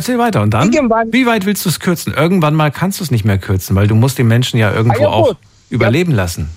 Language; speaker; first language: German; native; German